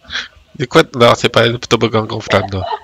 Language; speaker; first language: French; native; French